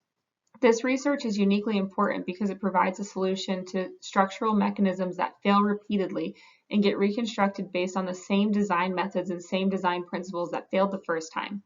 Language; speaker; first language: English; native; English